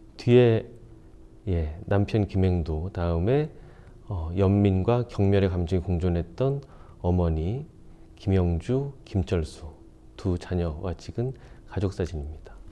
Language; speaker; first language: Korean; native; Korean